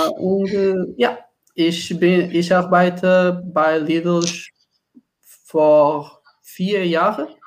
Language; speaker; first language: German; non-native, learner; Portuguese